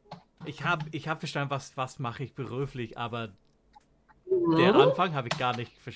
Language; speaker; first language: German; non-native, learner; English